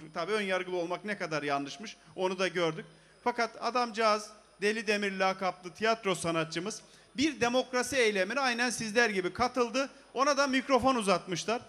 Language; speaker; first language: Turkish; native; Turkish